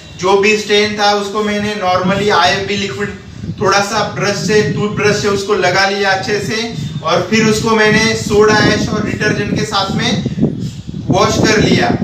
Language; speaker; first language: Hindi; non-native, local second language; Marathi